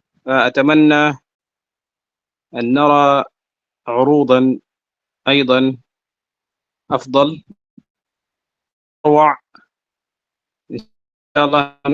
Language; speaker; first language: Arabic; non-native, fluent; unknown